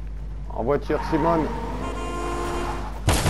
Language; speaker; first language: French; native; French